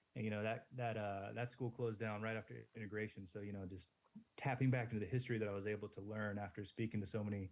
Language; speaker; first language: English; native; English